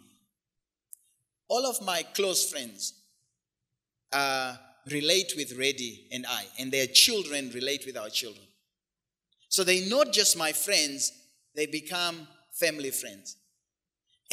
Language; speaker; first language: English; non-native, local second language; Shona